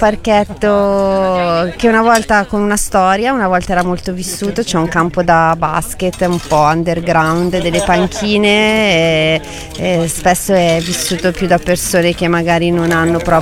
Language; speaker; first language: Italian; native; Italian